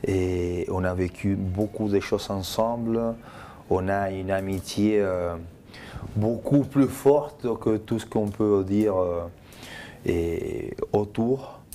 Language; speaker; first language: French; non-native, fluent; Spanish